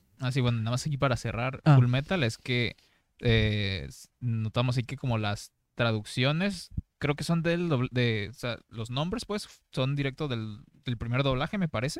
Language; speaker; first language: Spanish; native; Spanish